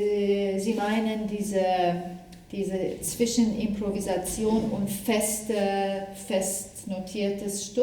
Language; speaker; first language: German; non-native, fluent; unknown